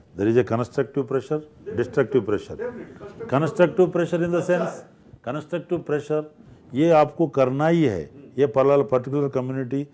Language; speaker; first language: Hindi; non-native, local second language; Telugu